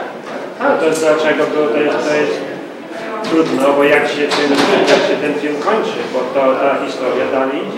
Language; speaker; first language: Polish; early bilingual, heritage; Polish